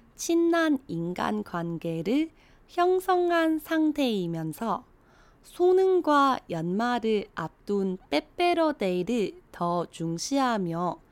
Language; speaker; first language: Korean; non-native, fluent; Chinese